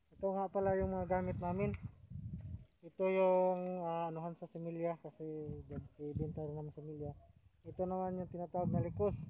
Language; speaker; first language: Filipino; non-native, local second language; Cebuano